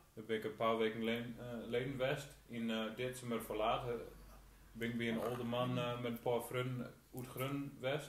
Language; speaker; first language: Dutch; non-native, local second language; Western Frisian